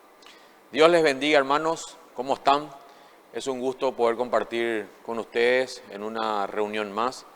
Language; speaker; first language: Spanish; native; Spanish